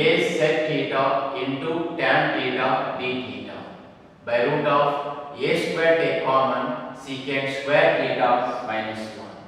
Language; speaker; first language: English; non-native, local second language; Kannada